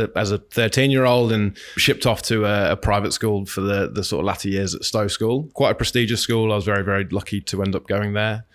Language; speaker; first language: English; native; English